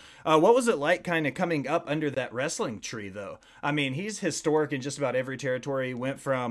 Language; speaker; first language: English; native; English